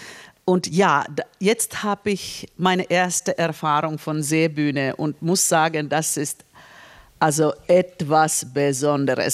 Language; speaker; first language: German; non-native, fluent; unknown